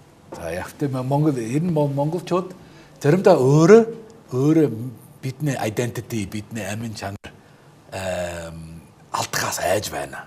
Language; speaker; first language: Mongolian; non-native, fluent; English